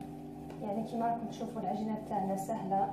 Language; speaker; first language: Arabic; native; Arabic